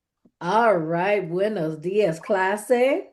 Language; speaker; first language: Spanish; non-native, fluent; English